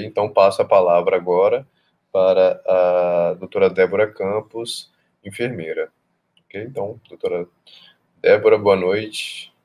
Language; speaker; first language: Portuguese; native; Portuguese